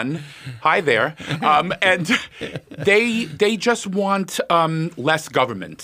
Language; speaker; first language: English; native; English